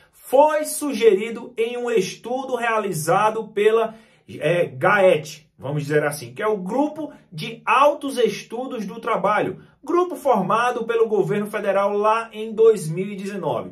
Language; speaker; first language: Portuguese; native; Portuguese